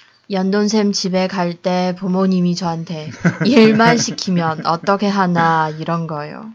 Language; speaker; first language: Korean; non-native, fluent; Chinese